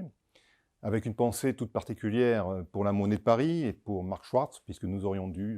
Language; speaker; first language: French; native; French